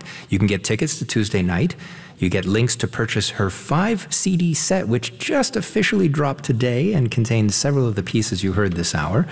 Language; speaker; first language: English; native; English